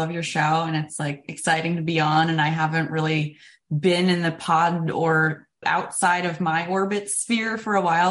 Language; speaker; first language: English; native; English